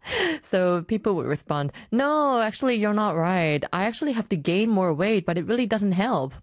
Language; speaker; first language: English; non-native, fluent; Korean